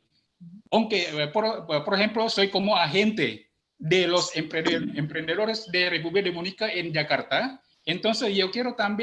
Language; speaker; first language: Spanish; non-native, learner; Indonesian